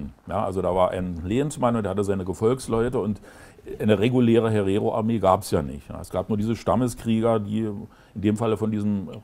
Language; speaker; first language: German; native; German